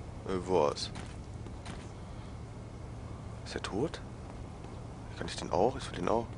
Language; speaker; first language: German; native; German